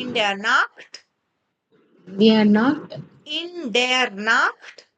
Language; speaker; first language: German; non-native, fluent; Kannada